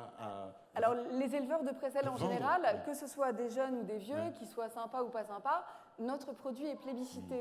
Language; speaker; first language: French; native; French